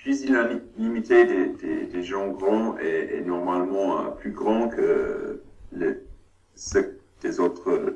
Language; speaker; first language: French; non-native, learner; German